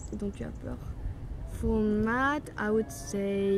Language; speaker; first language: English; non-native, fluent; French